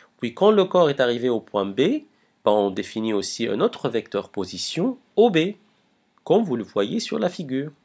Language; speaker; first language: French; non-native, local second language; Arabic